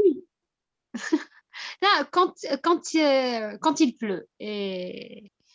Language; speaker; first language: French; non-native, local second language; Arabic